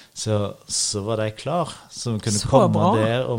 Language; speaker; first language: Norwegian; native; Norwegian